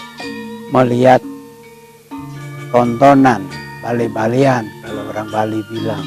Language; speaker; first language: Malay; non-native, local second language; Balinese